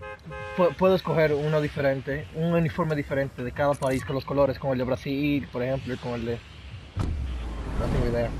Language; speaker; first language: Spanish; early bilingual, heritage; Spanish